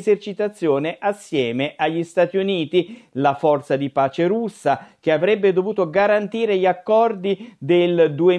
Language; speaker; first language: Italian; native; Italian